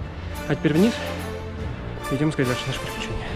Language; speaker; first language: Russian; native; Russian